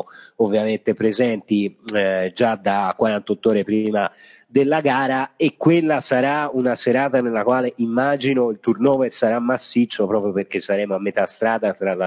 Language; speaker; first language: Italian; native; Italian